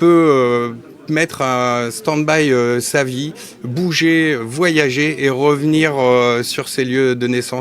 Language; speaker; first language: French; native; French